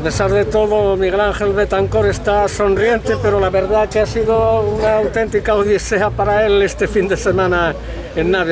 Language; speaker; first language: Spanish; native; Spanish